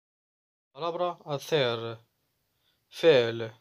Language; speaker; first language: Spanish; non-native, fluent; Arabic